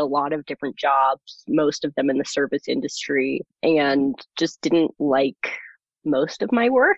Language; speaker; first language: English; early bilingual, other home language; German